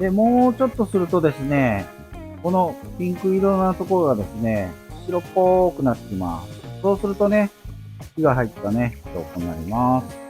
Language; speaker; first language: Japanese; native; Japanese